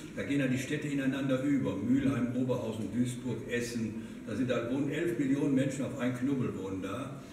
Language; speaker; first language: German; native; German